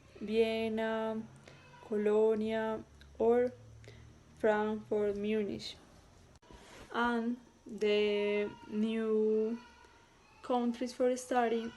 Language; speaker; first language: English; non-native, learner; Spanish